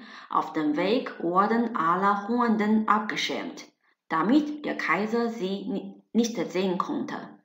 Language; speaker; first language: German; non-native, fluent; Chinese